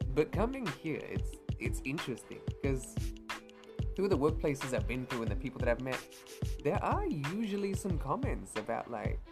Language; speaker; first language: English; native; English